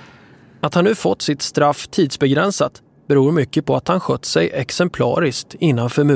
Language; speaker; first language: Swedish; native; Swedish